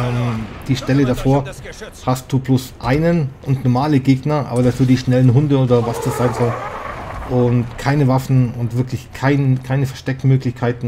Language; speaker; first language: German; native; German